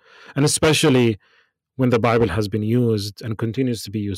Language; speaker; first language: English; non-native, fluent; Arabic